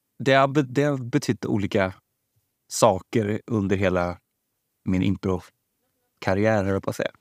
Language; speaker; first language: Swedish; native; Swedish